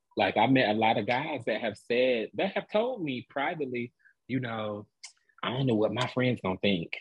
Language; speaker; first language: English; native; English